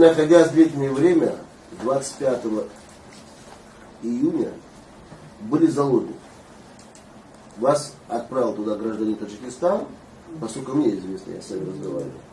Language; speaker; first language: Russian; non-native, fluent; Tajik